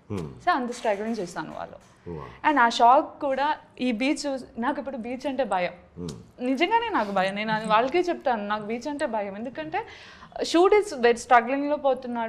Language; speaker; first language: Telugu; non-native, learner; Malayalam